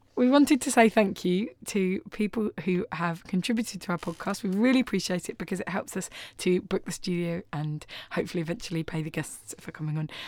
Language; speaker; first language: English; native; English